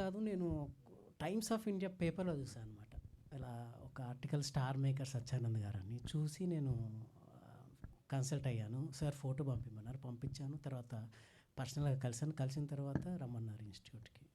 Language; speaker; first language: Telugu; native; Telugu